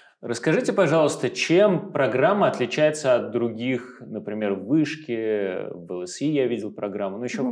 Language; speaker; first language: Russian; native; Russian